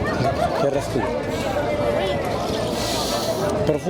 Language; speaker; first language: Spanish; native; Spanish